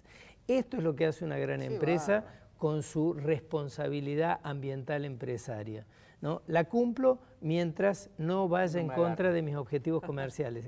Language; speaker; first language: Spanish; native; Spanish